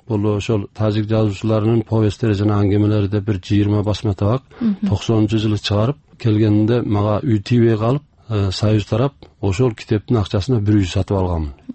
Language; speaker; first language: Kyrgyz; early bilingual, heritage; Kyrgyz